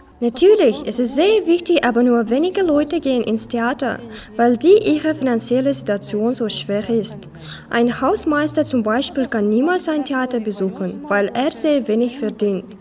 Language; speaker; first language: German; non-native, learner; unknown